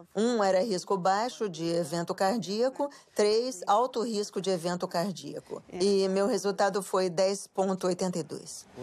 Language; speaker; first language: Portuguese; non-native, fluent; English